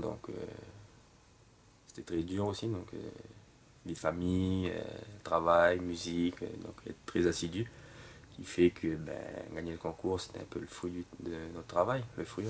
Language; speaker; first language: French; native; French